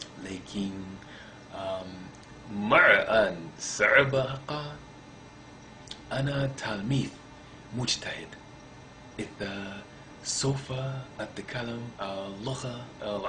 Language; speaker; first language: Arabic; non-native, learner; English